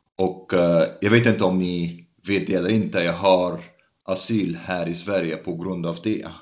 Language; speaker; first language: Swedish; non-native, fluent; Arabic